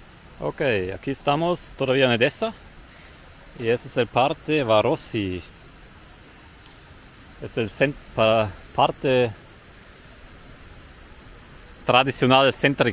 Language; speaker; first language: Spanish; non-native, fluent; German